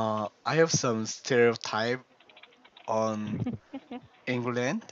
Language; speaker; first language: English; non-native, learner; Korean